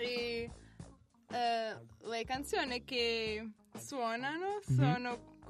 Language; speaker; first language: Italian; non-native, learner; Portuguese